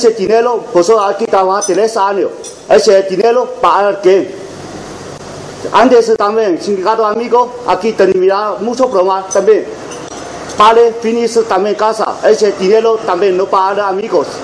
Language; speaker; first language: Spanish; non-native, learner; Chinese